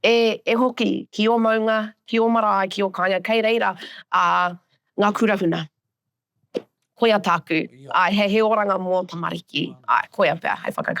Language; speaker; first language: Māori; non-native, local second language; English